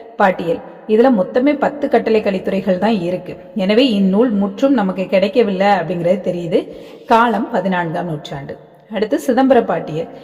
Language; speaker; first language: Tamil; native; Tamil